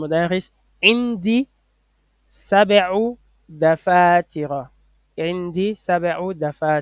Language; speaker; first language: Arabic; non-native, fluent; French